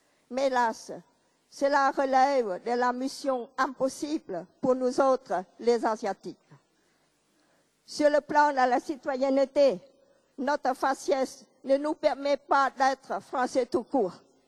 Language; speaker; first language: French; non-native, fluent; Khmer